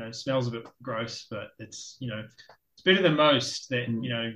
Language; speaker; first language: English; native; English